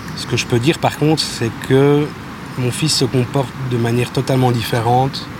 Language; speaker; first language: French; native; French